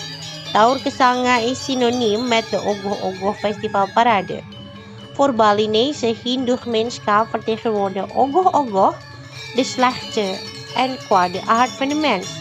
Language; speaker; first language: Dutch; non-native, fluent; Indonesian